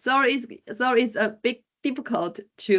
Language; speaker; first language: English; non-native, learner; Chinese